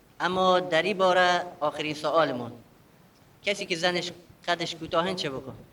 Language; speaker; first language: Persian; native; Persian